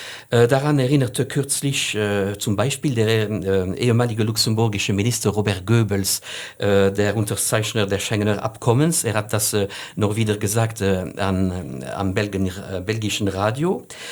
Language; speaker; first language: German; non-native, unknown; French